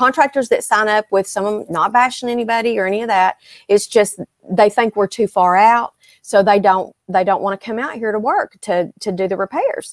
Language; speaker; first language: English; native; English